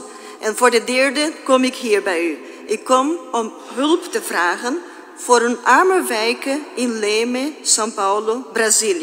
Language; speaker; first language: Dutch; non-native, fluent; Portuguese